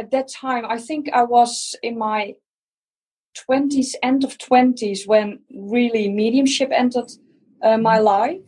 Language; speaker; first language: English; non-native, fluent; Dutch